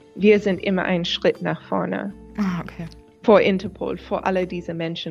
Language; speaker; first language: German; non-native, fluent; English